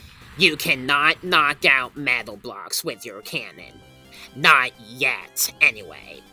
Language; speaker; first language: English; native; English